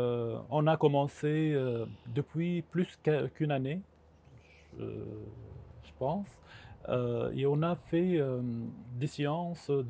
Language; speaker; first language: French; non-native, local second language; Arabic